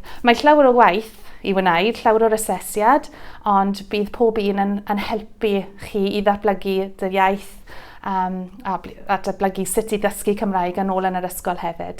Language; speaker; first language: Welsh; non-native, learner; English